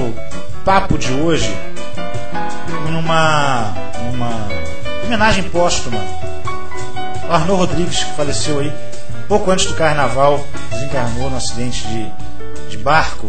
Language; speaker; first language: Portuguese; native; Portuguese